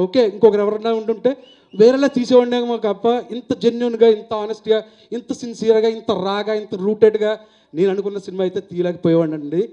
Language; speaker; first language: Telugu; native; Telugu